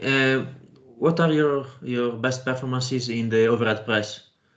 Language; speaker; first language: English; non-native, fluent; Italian